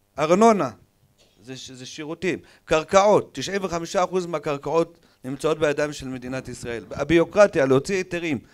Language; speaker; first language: Hebrew; native; Hebrew